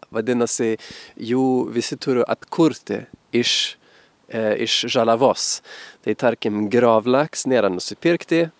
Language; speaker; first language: Lithuanian; non-native, fluent; Italian